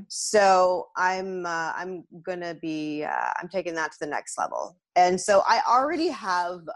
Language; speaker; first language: English; native; English